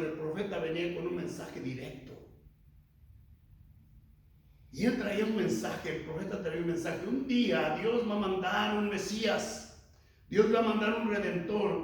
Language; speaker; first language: Spanish; native; Spanish